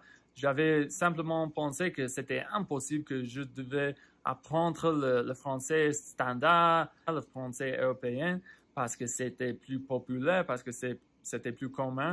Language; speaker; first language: French; non-native, fluent; English